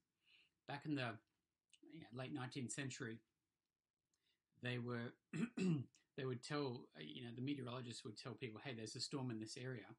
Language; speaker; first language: English; native; English